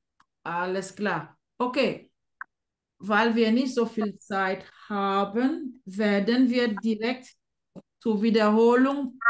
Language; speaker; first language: German; non-native, fluent; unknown